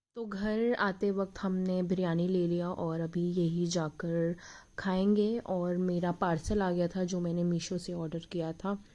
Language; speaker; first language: Hindi; native; Hindi